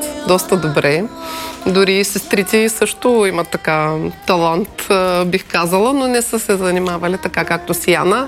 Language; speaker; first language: Bulgarian; native; Bulgarian